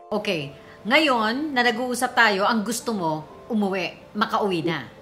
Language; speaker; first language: Filipino; native; Filipino